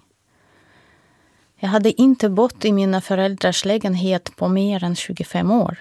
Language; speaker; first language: Swedish; non-native, fluent; Russian